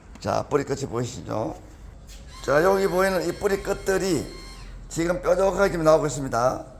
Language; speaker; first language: Korean; native; Korean